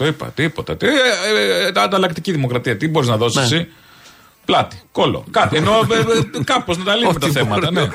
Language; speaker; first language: Greek; native; Greek